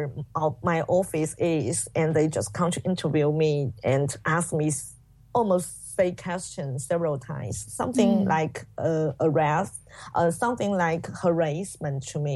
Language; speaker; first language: English; non-native, fluent; Chinese